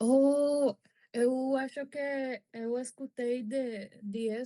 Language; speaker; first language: Portuguese; non-native, learner; Spanish